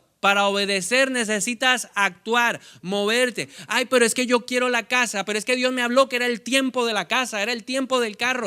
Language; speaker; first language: Spanish; native; Spanish